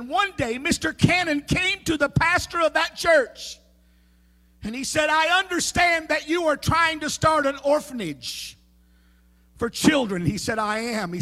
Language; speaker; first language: English; native; English